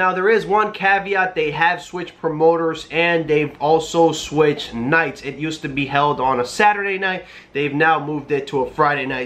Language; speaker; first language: English; native; English